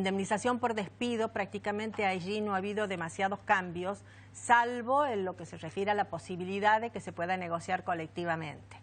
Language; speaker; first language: Spanish; native; Spanish